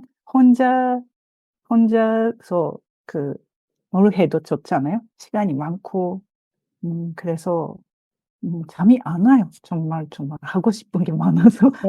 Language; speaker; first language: Korean; non-native, fluent; Japanese